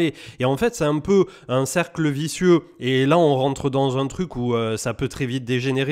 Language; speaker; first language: French; native; French